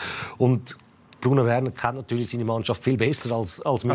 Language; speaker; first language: German; native; German